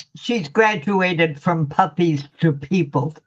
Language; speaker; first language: English; native; English